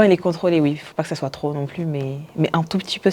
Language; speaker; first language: French; native; French